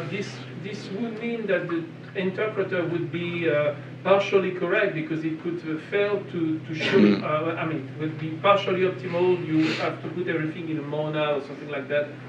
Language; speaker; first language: English; non-native, fluent; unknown